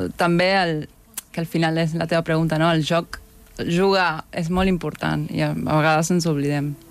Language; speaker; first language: Catalan; non-native, fluent; Spanish